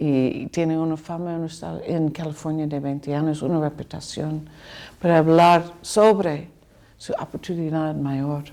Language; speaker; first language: Spanish; non-native, learner; English